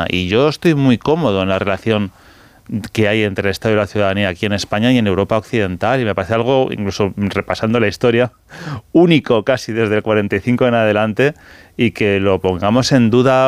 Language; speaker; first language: Spanish; native; Spanish